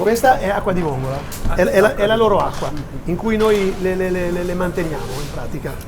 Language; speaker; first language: Italian; native; Italian